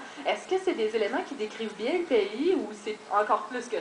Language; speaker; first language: French; native; French